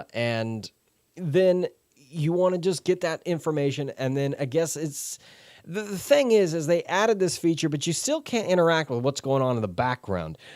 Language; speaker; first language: English; native; English